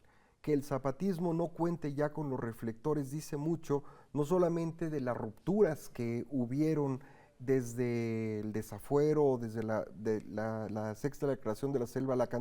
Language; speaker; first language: Spanish; native; Spanish